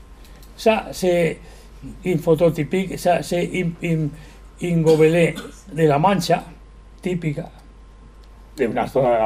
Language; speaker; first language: French; non-native, learner; Spanish